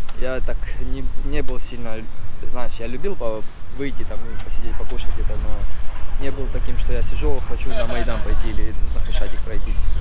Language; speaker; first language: Russian; early bilingual, other home language; Georgian